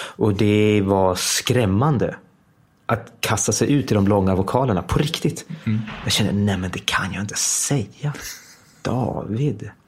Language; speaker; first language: Swedish; early bilingual, heritage; Swedish